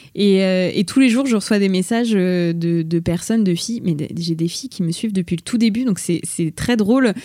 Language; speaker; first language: French; native; French